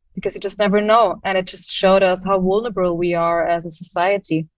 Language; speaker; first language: English; non-native, fluent; German